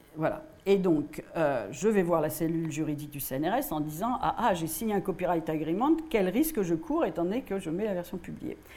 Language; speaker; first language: French; native; French